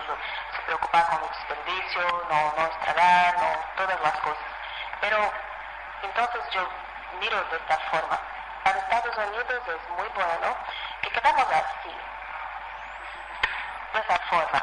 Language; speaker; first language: Spanish; non-native, fluent; Portuguese